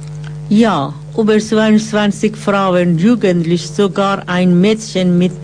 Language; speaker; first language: German; non-native, fluent; Persian